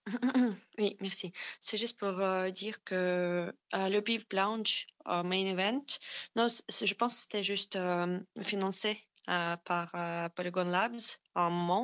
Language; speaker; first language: French; non-native, fluent; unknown